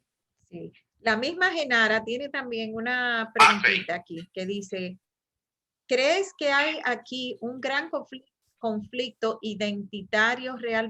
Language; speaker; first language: Spanish; native; Spanish